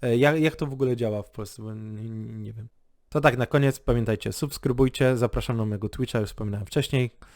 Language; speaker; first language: Polish; native; Polish